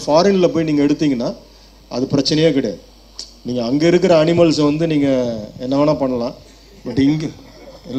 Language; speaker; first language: Tamil; native; Tamil